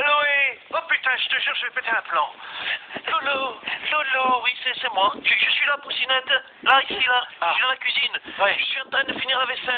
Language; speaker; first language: French; native; French